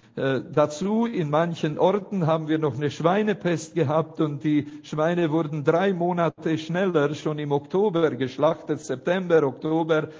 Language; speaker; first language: German; non-native, fluent; Romanian